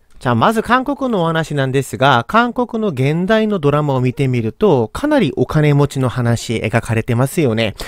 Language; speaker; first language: Japanese; non-native, fluent; Korean